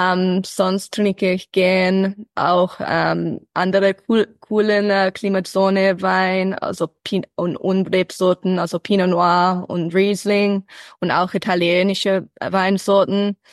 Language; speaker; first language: German; early bilingual, heritage; English